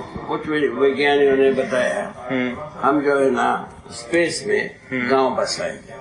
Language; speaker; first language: Hindi; non-native, local second language; Kannada